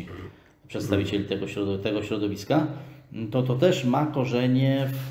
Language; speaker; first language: Polish; native; Polish